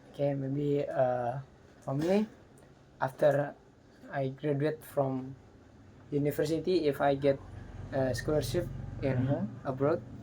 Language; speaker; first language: English; non-native, learner; Indonesian